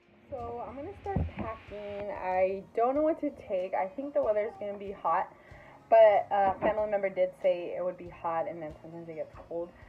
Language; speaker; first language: English; early bilingual, other home language; Spanish